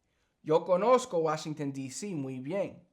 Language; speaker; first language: Spanish; early bilingual, heritage; English